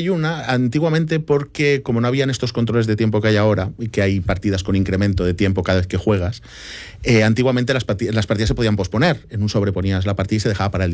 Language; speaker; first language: Spanish; native; Spanish